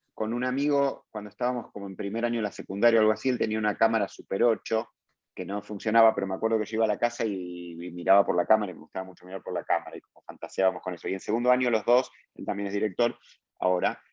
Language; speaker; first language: Spanish; native; Spanish